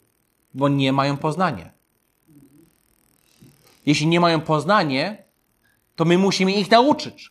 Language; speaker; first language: Polish; non-native, fluent; English